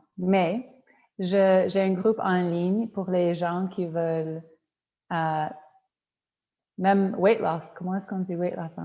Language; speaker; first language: French; non-native, fluent; Polish